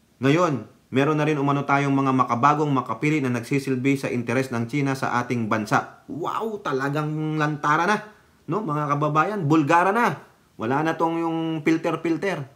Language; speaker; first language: Filipino; native; Filipino